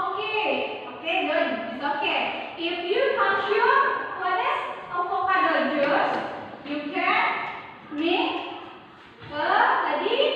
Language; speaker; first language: English; non-native, learner; Indonesian